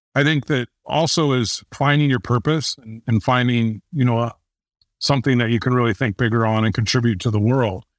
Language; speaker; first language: English; native; English